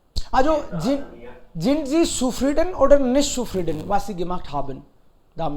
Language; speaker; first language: German; non-native, fluent; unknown